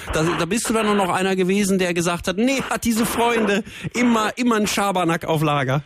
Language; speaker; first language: German; native; German